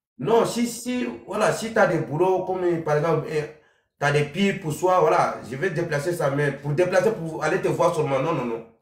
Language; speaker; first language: French; non-native, local second language; Bambara